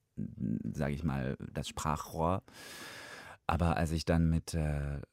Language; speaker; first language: German; non-native, fluent; Russian